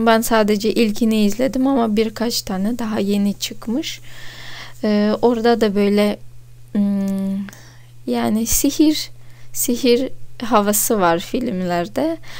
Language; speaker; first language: Turkish; non-native, fluent; Russian